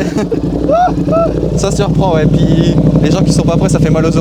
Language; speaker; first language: French; native; French